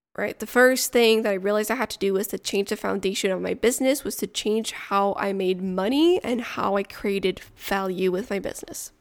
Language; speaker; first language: English; non-native, fluent; French